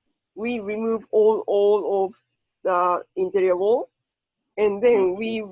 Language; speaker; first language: English; non-native, learner; Japanese